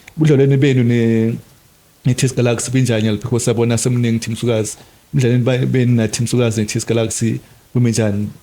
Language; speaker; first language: Zulu; non-native, local second language; Swati